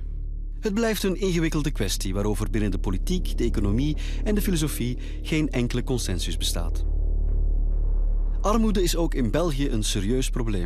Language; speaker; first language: Dutch; native; Dutch